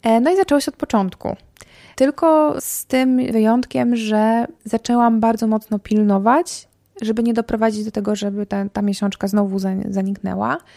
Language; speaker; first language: Polish; native; Polish